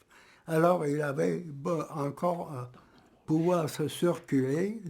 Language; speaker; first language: French; early bilingual, other home language; German